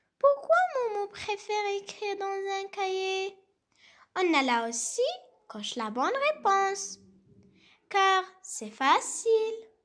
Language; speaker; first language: French; non-native, local second language; Arabic